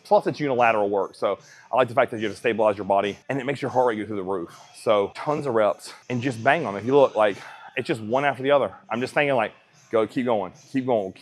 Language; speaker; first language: English; native; English